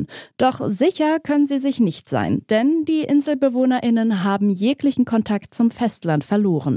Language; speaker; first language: German; native; German